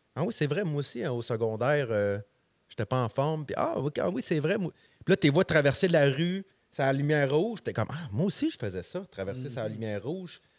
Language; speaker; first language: French; native; French